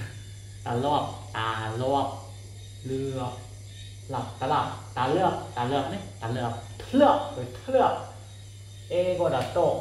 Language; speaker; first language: Japanese; non-native, fluent; Khmer